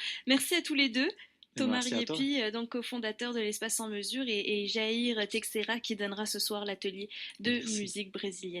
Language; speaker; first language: French; native; French